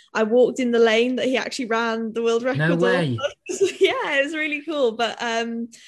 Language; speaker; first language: English; native; English